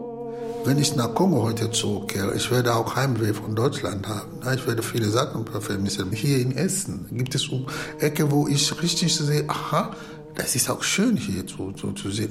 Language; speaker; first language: German; non-native, fluent; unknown